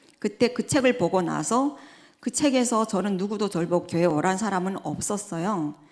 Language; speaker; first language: Korean; native; Korean